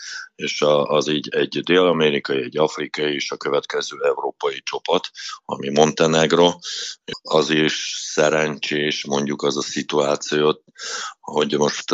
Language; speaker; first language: Hungarian; non-native, fluent; Russian